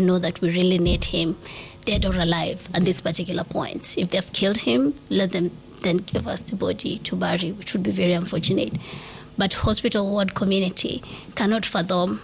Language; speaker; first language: English; non-native, local second language; Swahili